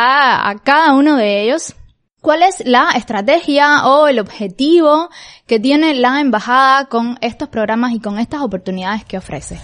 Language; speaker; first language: Spanish; native; Spanish